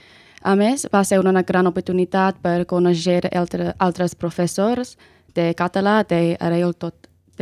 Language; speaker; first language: Catalan; non-native, learner; English